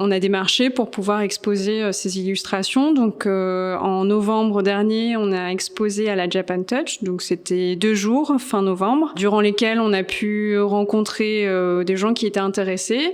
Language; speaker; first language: French; native; French